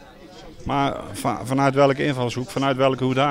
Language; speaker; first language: Dutch; native; Dutch